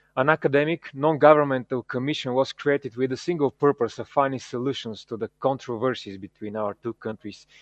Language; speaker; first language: English; non-native, fluent; Bulgarian